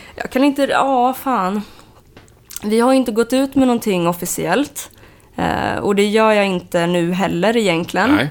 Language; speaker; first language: Swedish; native; Swedish